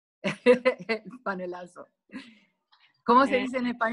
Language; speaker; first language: Spanish; non-native, fluent; Portuguese